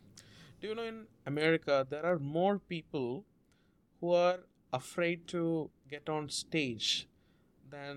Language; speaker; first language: English; non-native, local second language; Malayalam